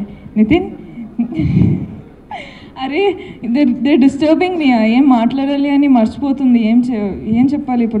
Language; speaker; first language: Telugu; non-native, fluent; Kannada